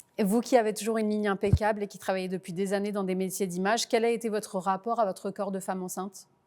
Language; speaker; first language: French; native; French